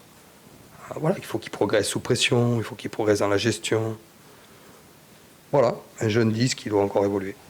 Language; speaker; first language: French; native; French